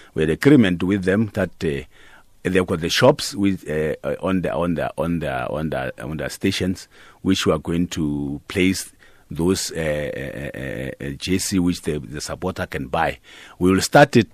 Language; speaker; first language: English; non-native, local second language; Northern Sotho